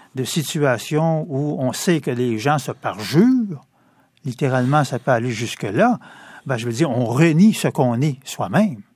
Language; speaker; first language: French; native; French